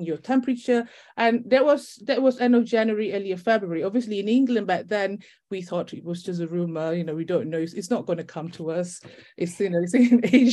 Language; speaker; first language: English; non-native, local second language; Malay